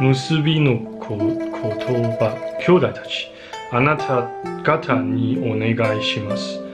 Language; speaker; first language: Japanese; non-native, fluent; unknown